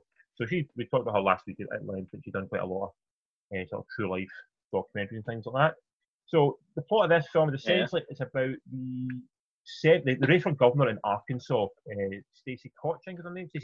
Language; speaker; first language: English; native; English